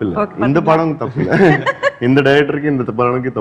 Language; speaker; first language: Tamil; non-native, learner; Telugu